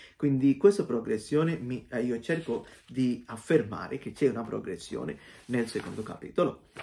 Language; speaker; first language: Italian; non-native, fluent; Sinhala